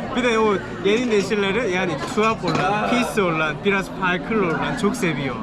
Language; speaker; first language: Turkish; non-native, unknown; Korean